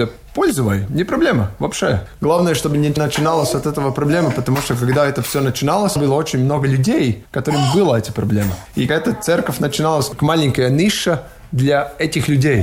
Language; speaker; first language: Russian; non-native, local second language; Latvian